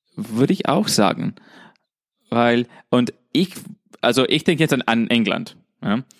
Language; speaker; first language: German; non-native, fluent; English